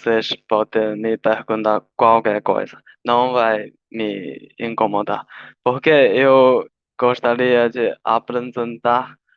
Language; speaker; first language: Portuguese; non-native, learner; Chinese